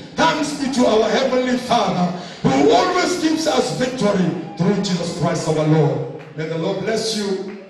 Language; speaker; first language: English; non-native, local second language; Swahili